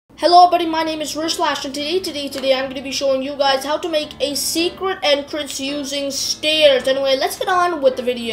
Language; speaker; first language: English; native; English